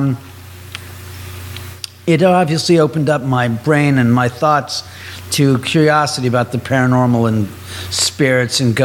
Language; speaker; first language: English; native; English